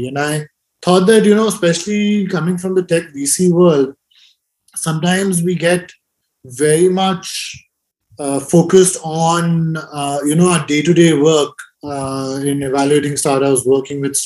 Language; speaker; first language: English; non-native, local second language; Hindi